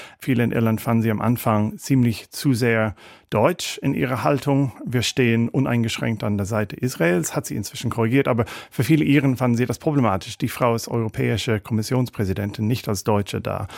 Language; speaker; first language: German; non-native, fluent; English